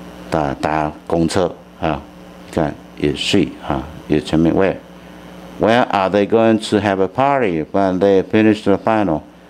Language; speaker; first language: English; non-native, fluent; Chinese